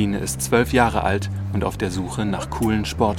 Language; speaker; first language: German; native; German